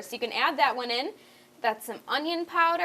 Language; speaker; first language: English; native; English